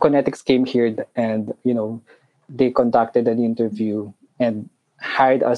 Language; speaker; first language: English; non-native, local second language; Pampanga